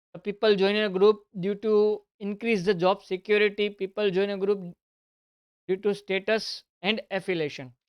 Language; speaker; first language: English; non-native, local second language; Gujarati